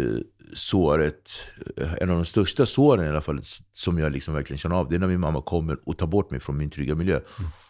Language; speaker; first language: Swedish; early bilingual, other home language; Kabuverdianu